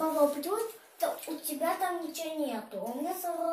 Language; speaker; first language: Russian; early bilingual, other home language; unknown